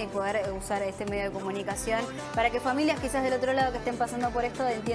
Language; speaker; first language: Spanish; native; Spanish